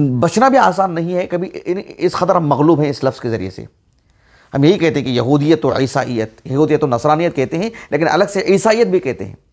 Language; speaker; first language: Urdu; native; Urdu